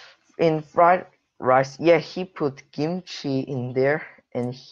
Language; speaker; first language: English; non-native, learner; Korean